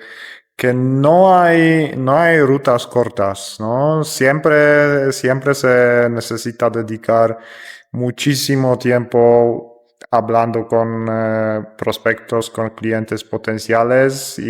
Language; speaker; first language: Spanish; non-native, fluent; Polish